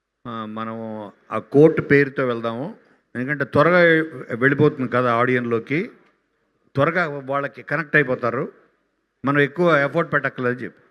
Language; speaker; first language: Telugu; native; Telugu